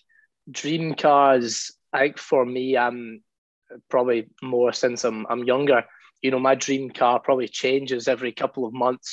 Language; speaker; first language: English; native; English